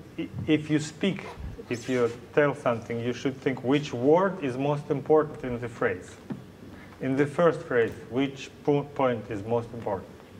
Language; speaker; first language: English; non-native, learner; Russian